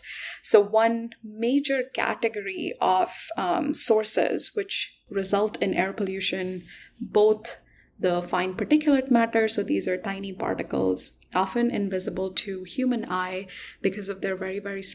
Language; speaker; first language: English; non-native, local second language; Hindi